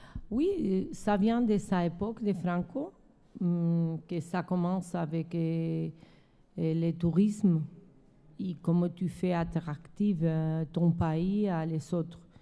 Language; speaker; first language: French; non-native, learner; Spanish